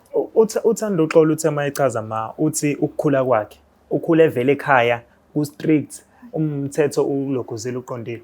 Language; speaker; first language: Zulu; native; Zulu